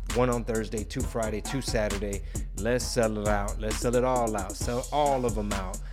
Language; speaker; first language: English; early bilingual, other home language; Spanish